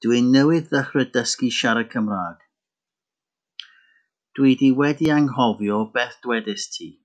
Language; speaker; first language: Welsh; non-native, learner; English